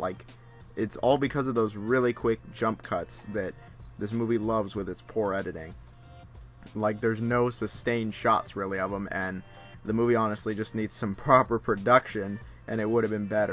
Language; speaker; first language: English; native; English